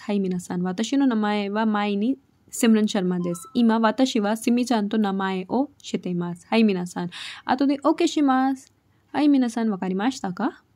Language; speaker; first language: Japanese; non-native, learner; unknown